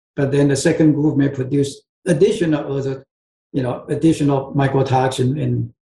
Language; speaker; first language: English; non-native, fluent; Chinese